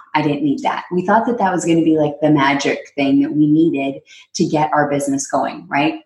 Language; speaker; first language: English; native; English